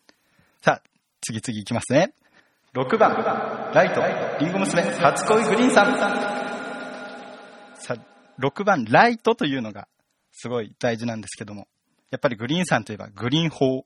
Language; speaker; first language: Japanese; native; Japanese